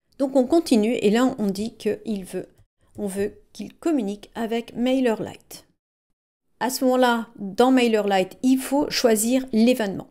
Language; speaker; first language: French; native; French